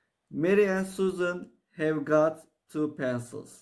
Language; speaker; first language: English; non-native, fluent; Turkish